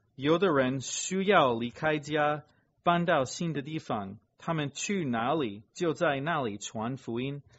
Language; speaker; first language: Chinese; non-native, fluent; English